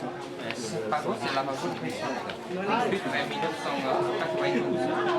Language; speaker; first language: French; non-native, fluent; Vietnamese